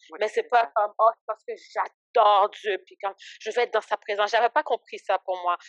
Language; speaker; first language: French; early bilingual, other home language; Haitian Creole